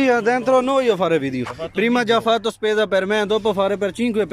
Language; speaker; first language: Italian; non-native, learner; Punjabi